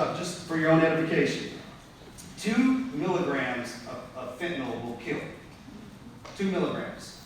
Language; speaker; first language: English; native; English